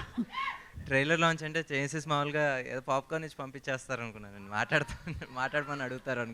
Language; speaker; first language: Telugu; native; Telugu